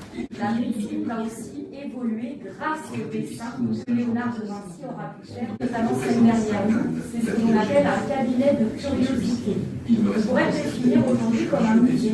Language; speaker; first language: French; native; French